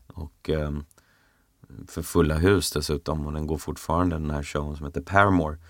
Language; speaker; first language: Swedish; native; Swedish